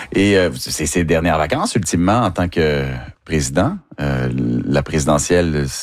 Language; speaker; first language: French; native; French